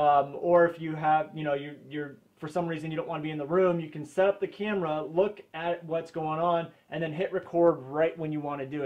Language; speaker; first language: English; native; English